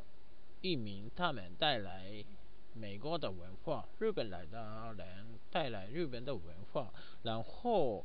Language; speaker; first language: Chinese; non-native, learner; Japanese